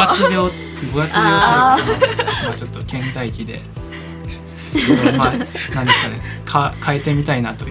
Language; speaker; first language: Japanese; native; Japanese